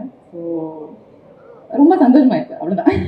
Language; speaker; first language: Tamil; non-native, fluent; Kannada